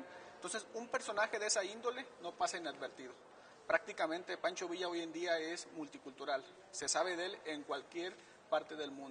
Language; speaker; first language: Spanish; native; Spanish